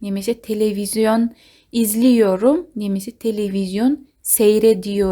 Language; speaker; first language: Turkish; non-native, fluent; Kazakh